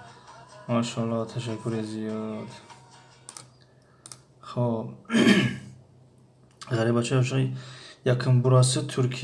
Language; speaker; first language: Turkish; non-native, fluent; Tajik